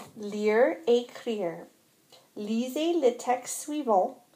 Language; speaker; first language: French; non-native, fluent; English